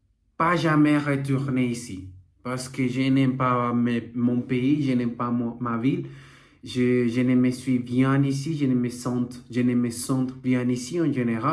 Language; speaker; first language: French; non-native, learner; Portuguese